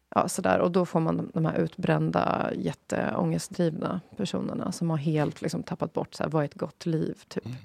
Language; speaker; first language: Swedish; non-native, fluent; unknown